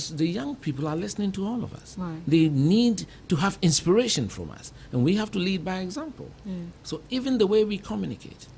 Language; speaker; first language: English; non-native, local second language; Akan